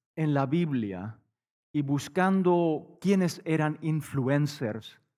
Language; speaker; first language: Spanish; native; Spanish